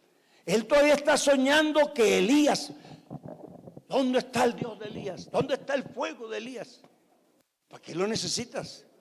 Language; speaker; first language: Spanish; native; Spanish